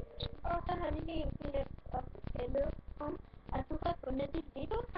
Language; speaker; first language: Danish; native; Danish